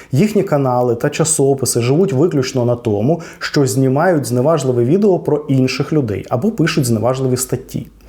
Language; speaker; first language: Ukrainian; non-native, local second language; Russian